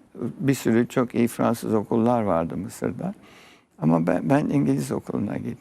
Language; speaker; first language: Turkish; early bilingual, heritage; Turkish